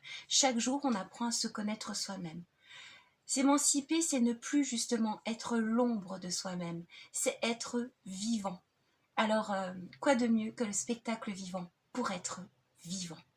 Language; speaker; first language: French; native; French